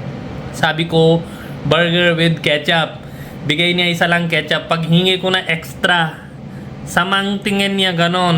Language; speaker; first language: Filipino; non-native, learner; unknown